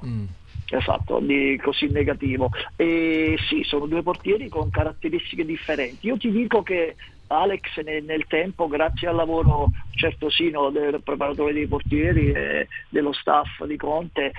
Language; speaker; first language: Italian; native; Italian